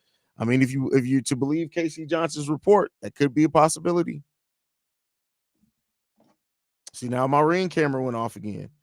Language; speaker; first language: English; native; English